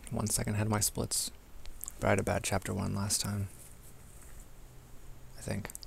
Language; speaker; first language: English; native; English